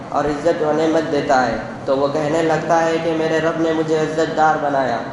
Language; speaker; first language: Urdu; native; Urdu